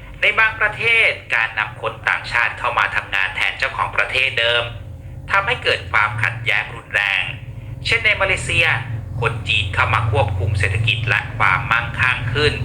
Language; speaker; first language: Thai; native; Thai